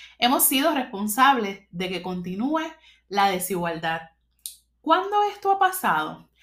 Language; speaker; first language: Spanish; native; Spanish